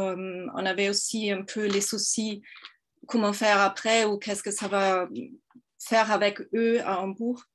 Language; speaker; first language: French; non-native, fluent; German